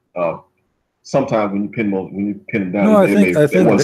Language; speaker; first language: English; native; English